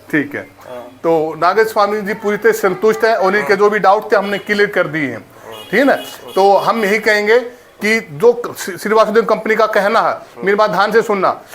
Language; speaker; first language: Hindi; native; Hindi